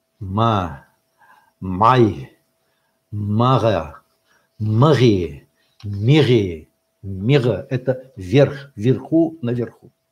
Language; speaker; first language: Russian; non-native, local second language; Chechen